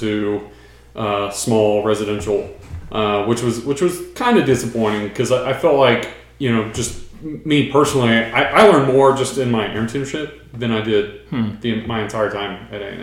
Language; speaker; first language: English; native; English